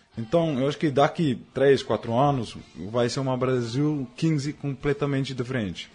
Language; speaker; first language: Portuguese; non-native, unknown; Afrikaans